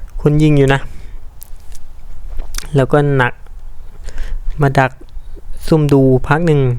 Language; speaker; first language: Thai; native; Thai